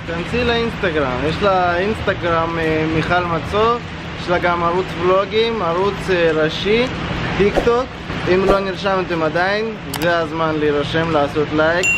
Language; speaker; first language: Hebrew; non-native, fluent; Russian